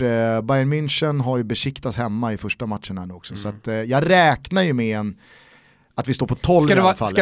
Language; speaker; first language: Swedish; native; Swedish